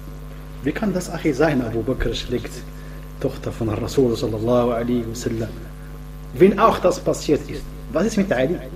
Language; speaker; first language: German; non-native, fluent; Arabic